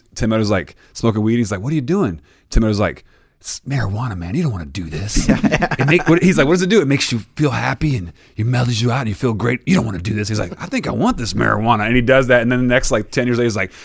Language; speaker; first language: English; native; English